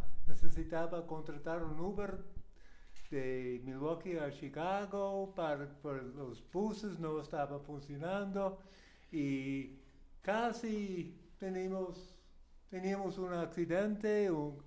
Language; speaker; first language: Spanish; non-native, learner; English